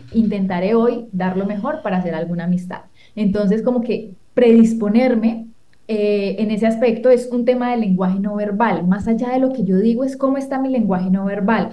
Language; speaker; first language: Spanish; native; Spanish